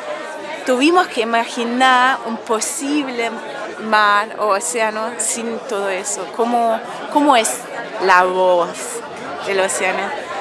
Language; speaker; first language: Spanish; non-native, fluent; German